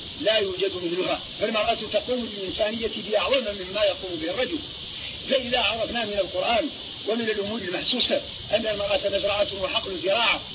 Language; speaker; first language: Arabic; native; Arabic